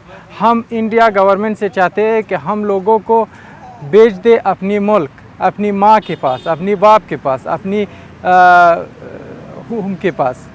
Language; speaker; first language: Hindi; non-native, fluent; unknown